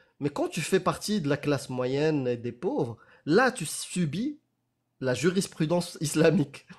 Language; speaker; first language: French; non-native, local second language; Arabic